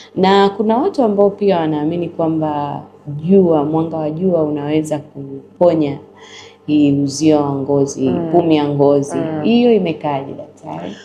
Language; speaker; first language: Swahili; native; Swahili